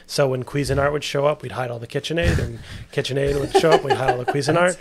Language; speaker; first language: English; native; English